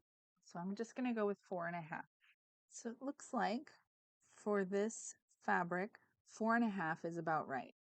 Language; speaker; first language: English; native; English